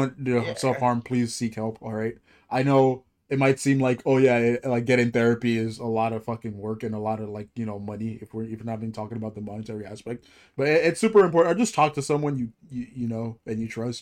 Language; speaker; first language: English; non-native, local second language; Yoruba